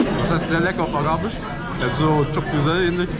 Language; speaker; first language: German; native; German